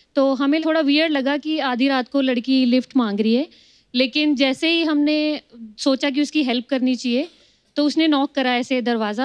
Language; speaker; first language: Hindi; native; Hindi